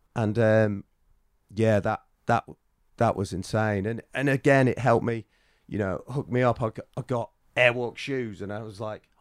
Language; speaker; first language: English; native; English